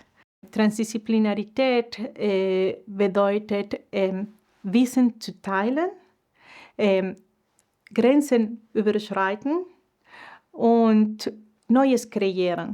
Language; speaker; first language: German; non-native, fluent; Spanish